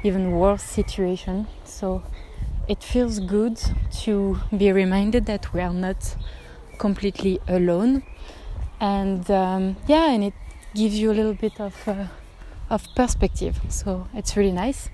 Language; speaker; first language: English; non-native, fluent; French